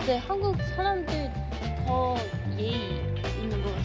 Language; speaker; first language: Korean; non-native, learner; Dutch